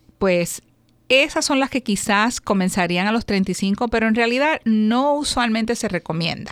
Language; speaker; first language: Spanish; native; Spanish